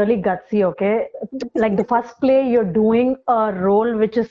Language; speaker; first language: English; non-native, local second language; Telugu